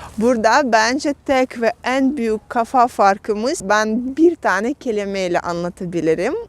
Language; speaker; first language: Turkish; non-native, fluent; Russian